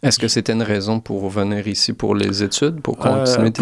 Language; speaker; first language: French; native; French